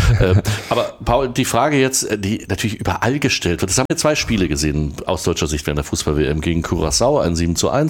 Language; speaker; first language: German; native; German